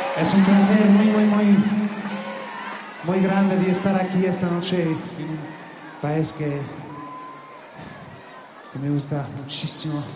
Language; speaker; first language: Spanish; non-native, learner; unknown